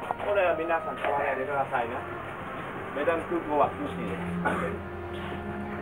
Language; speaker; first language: Japanese; non-native, learner; Vietnamese